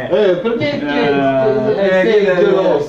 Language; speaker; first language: Italian; non-native, learner; English